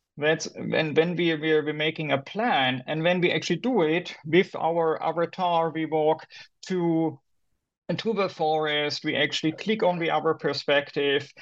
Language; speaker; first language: English; non-native, fluent; German